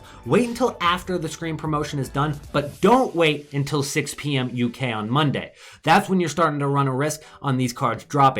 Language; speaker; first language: English; native; English